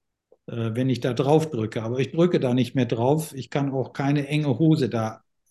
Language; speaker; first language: German; native; German